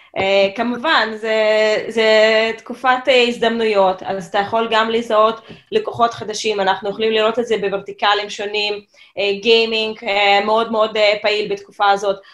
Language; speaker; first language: Hebrew; non-native, fluent; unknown